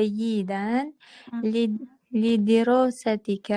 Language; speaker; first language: Arabic; non-native, learner; Uzbek